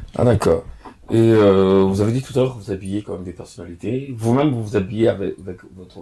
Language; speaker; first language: French; non-native, local second language; Lingala